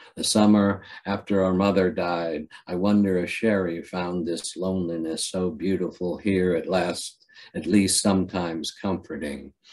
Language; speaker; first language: English; native; English